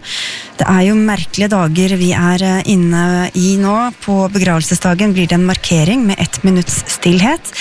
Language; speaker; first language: Norwegian; native; Norwegian